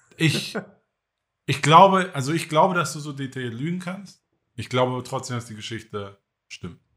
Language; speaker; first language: German; native; German